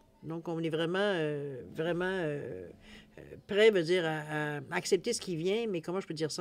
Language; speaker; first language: French; native; French